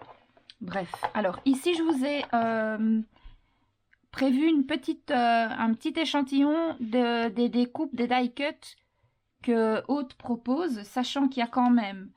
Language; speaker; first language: French; native; French